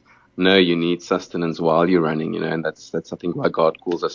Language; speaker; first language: English; non-native, local second language; Afrikaans